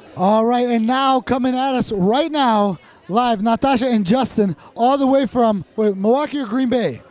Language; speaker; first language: English; early bilingual, other home language; Russian